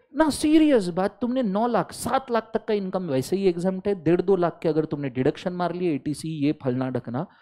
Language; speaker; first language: Hindi; non-native, local second language; Marathi